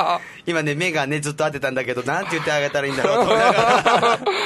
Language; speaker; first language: Japanese; native; Japanese